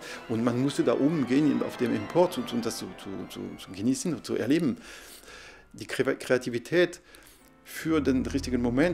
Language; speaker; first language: German; non-native, fluent; French